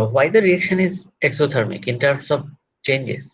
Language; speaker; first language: English; non-native, local second language; Bangla